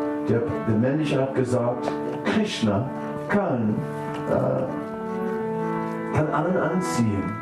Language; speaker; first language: German; non-native, fluent; Dutch